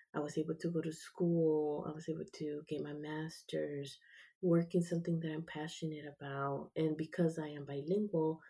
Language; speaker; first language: English; early bilingual, other home language; Spanish